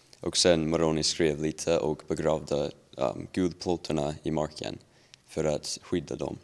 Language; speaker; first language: Swedish; non-native, learner; English